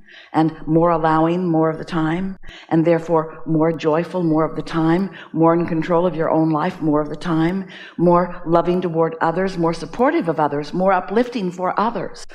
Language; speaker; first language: English; native; English